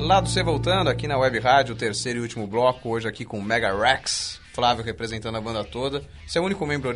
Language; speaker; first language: Portuguese; native; Portuguese